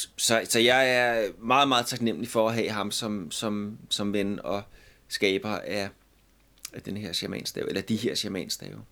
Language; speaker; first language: Danish; native; Danish